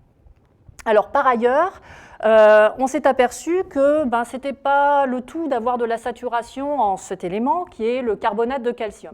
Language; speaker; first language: French; native; French